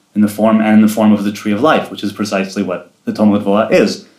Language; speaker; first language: English; early bilingual, other home language; Hebrew